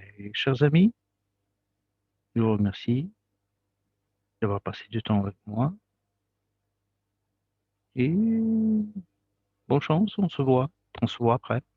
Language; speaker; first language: French; non-native, fluent; Russian